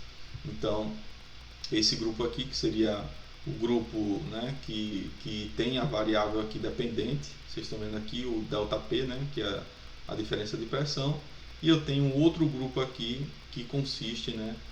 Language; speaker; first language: Portuguese; native; Portuguese